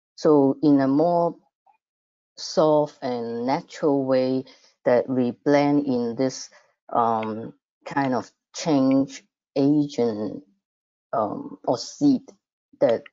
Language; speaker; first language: English; non-native, fluent; Cantonese